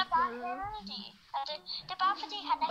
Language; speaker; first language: Danish; native; Danish